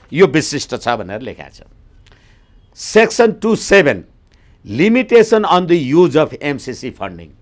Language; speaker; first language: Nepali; native; Nepali